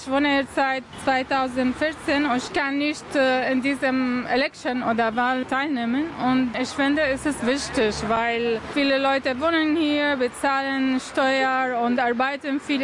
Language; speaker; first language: German; non-native, learner; Arabic